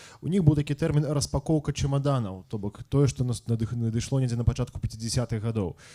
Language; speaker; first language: Belarusian; non-native, local second language; Russian